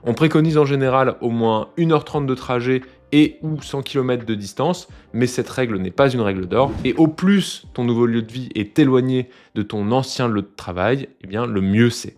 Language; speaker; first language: French; native; French